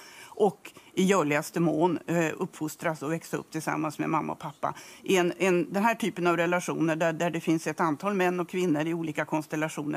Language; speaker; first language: Swedish; native; Swedish